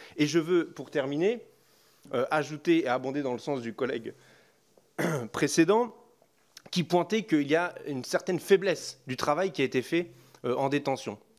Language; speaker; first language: French; native; French